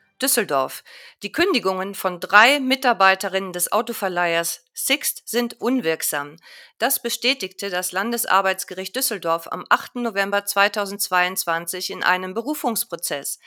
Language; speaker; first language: German; native; German